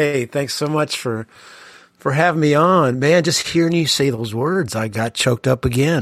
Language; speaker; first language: English; native; English